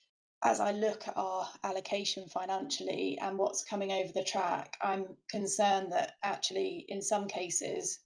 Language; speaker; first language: English; native; English